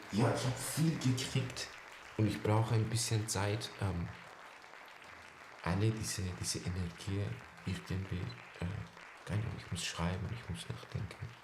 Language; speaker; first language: German; non-native, fluent; Persian